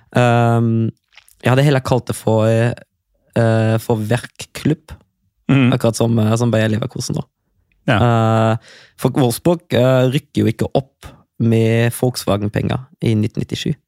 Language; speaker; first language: Norwegian; non-native, fluent; German